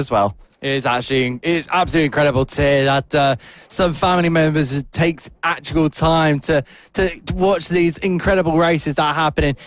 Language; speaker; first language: English; native; English